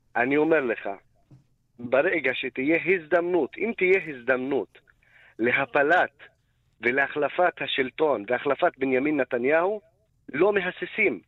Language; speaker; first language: Hebrew; non-native, local second language; Arabic